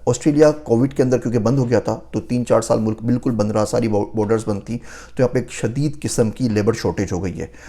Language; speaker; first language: Urdu; native; Urdu